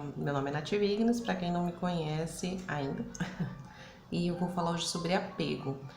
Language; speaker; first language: Portuguese; early bilingual, other home language; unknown